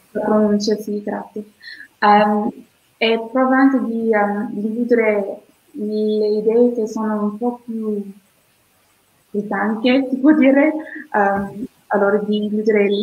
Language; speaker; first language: Italian; non-native, fluent; English